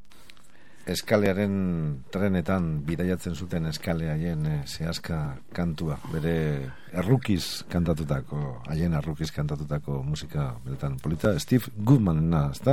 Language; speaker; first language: Basque; native; Basque